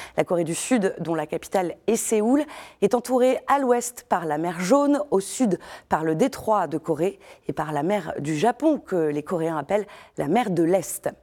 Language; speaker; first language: French; native; French